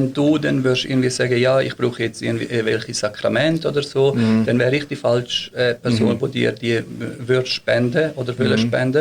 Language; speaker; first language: German; early bilingual, other home language; Bosnian